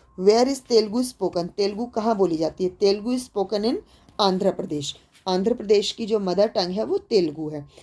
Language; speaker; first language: Hindi; native; Hindi